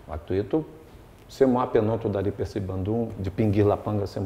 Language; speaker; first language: Indonesian; non-native, fluent; Portuguese